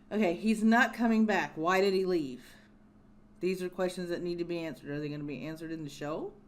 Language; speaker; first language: English; native; English